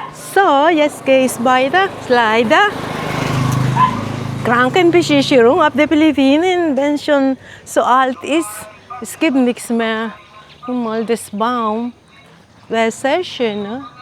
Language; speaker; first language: German; non-native, fluent; Filipino